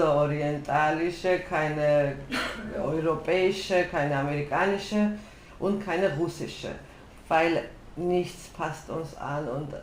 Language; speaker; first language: German; non-native, fluent; Georgian